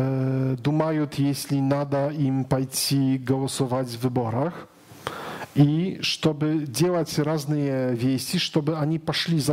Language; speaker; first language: Russian; non-native, learner; Polish